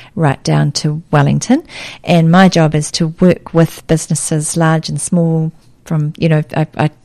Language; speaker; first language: English; native; English